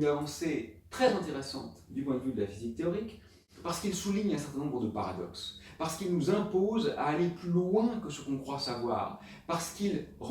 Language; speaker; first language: French; native; French